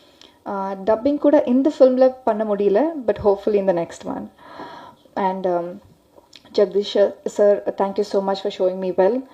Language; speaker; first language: Tamil; non-native, learner; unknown